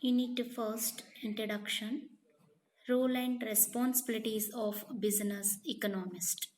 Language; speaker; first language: English; non-native, local second language; Kannada